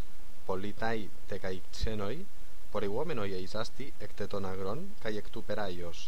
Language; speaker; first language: Greek; non-native, fluent; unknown